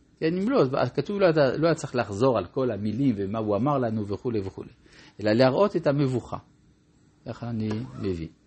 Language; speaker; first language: Hebrew; non-native, fluent; French